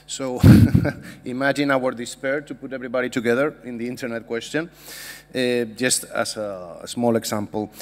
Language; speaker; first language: English; non-native, fluent; Spanish